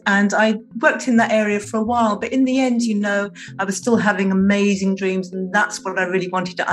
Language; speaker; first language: English; native; English